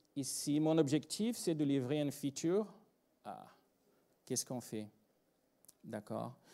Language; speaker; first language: French; non-native, fluent; Portuguese